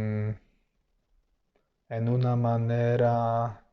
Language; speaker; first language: Spanish; non-native, fluent; Polish